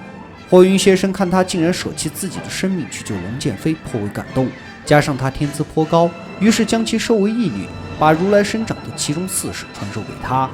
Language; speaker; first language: Chinese; native; Chinese